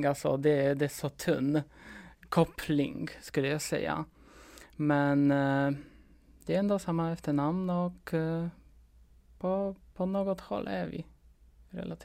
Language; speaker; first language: Swedish; non-native, fluent; Polish